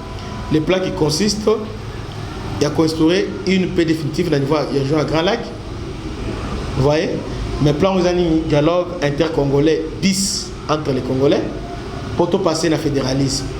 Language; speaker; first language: French; non-native, local second language; Lingala